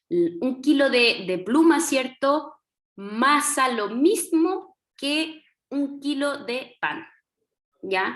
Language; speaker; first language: Spanish; native; Spanish